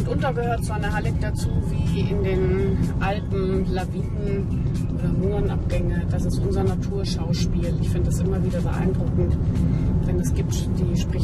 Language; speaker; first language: German; native; German